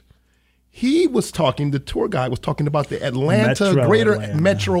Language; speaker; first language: English; native; English